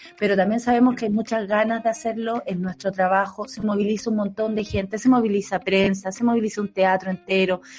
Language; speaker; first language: Spanish; native; Spanish